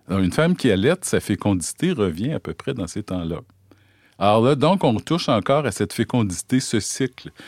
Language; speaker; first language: French; native; French